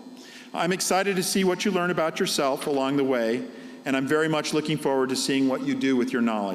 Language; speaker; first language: English; native; English